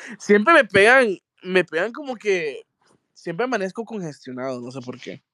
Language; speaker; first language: Spanish; native; Spanish